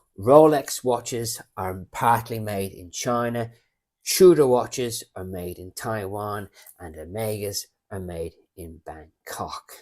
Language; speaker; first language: English; native; English